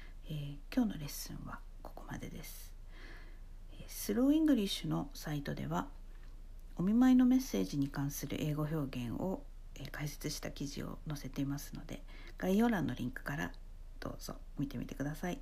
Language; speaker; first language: Japanese; native; Japanese